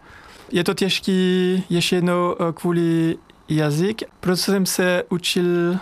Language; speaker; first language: Czech; non-native, learner; French